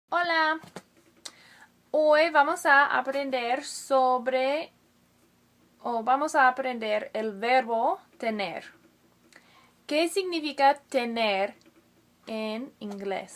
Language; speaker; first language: Spanish; non-native, fluent; English